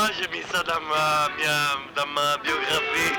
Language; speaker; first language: French; non-native, fluent; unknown